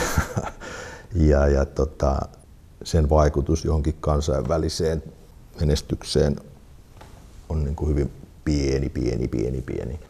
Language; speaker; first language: Finnish; native; Finnish